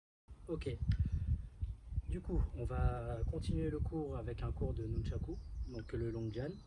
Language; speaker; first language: French; native; French